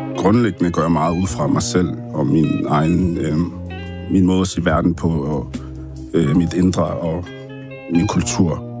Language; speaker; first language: Danish; early bilingual, other home language; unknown